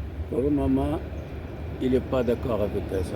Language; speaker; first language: French; non-native, learner; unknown